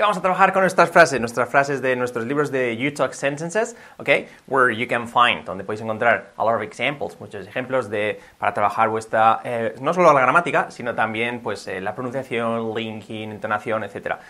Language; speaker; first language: Spanish; native; Spanish